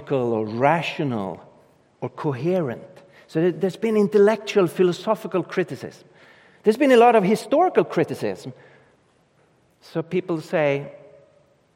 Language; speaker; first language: English; non-native, fluent; Swedish